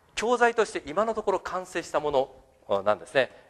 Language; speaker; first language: Japanese; native; Japanese